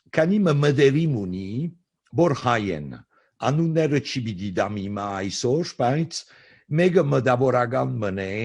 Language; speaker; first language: Armenian; early bilingual, heritage; Armenian